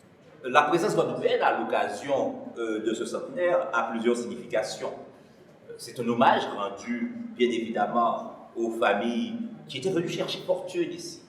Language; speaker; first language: French; native; French